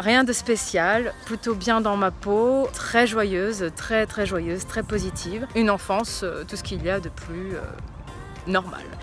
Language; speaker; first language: French; early bilingual, other home language; Portuguese